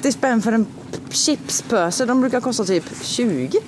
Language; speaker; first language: Swedish; native; Swedish